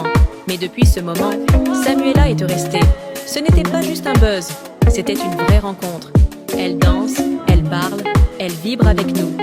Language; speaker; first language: French; non-native, local second language; Haitian Creole